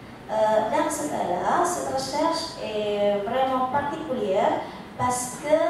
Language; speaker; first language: French; non-native, fluent; Indonesian